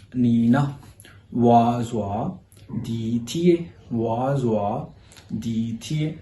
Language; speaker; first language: Urdu; native; Urdu